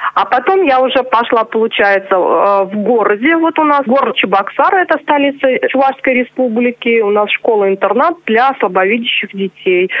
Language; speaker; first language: Russian; non-native, local second language; Chuvash